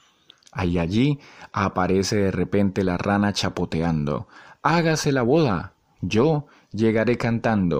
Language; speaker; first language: Spanish; native; Spanish